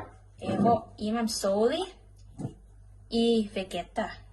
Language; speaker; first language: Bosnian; non-native, learner; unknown